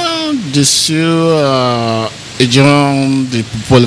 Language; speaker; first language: French; non-native, learner; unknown